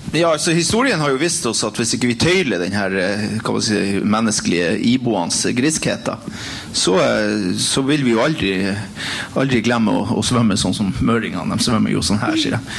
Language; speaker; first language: Norwegian; native; Norwegian